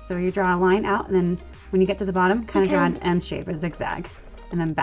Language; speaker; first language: English; native; English